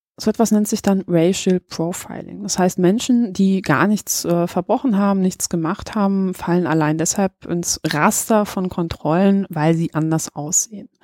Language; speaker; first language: German; early bilingual, other home language; Polish